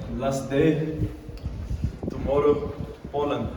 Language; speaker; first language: English; non-native, learner; Portuguese